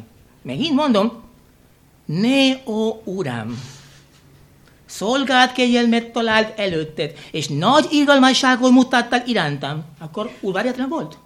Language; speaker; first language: Hungarian; non-native, fluent; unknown